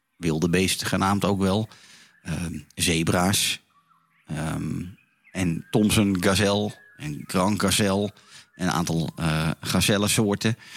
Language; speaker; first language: Dutch; native; Dutch